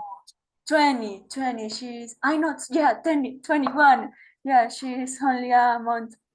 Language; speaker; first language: English; non-native, learner; Spanish